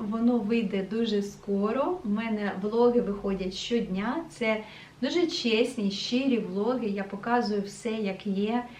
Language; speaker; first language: Ukrainian; non-native, local second language; Russian